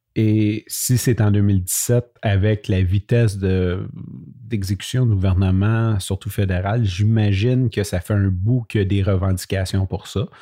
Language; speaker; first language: French; native; French